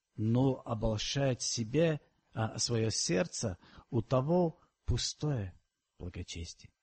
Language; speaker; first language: Russian; non-native, fluent; English